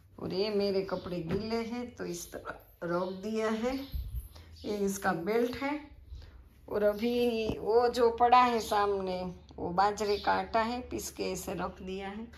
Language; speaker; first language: Hindi; non-native, local second language; Gujarati